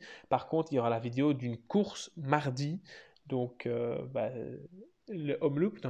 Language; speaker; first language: French; native; French